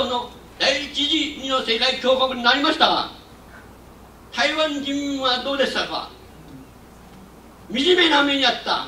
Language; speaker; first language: Japanese; non-native, local second language; Min Nan Chinese